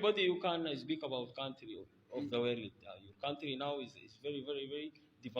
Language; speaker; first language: English; non-native, learner; Arabic